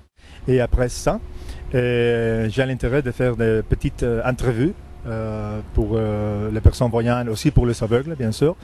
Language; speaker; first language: French; non-native, fluent; Spanish